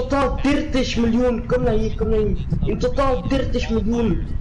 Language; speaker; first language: Dutch; native; Dutch